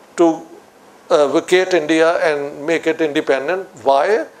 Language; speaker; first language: English; non-native, local second language; Punjabi